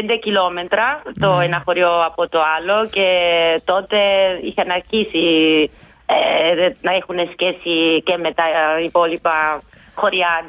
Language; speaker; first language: Greek; non-native, fluent; Italian